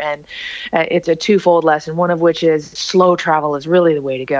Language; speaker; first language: English; native; English